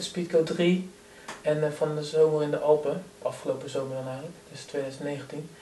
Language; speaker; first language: Dutch; native; Dutch